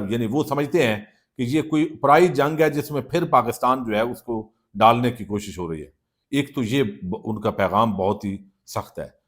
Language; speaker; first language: Urdu; non-native, local second language; Punjabi